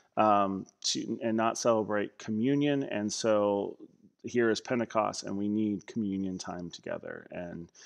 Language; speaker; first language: English; native; English